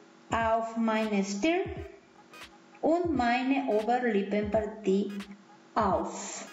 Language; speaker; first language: German; non-native, fluent; Spanish